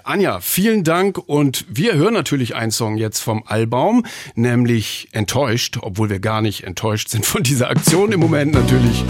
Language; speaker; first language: German; native; German